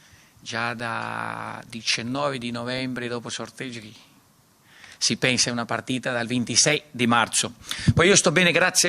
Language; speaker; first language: Italian; non-native, fluent; Portuguese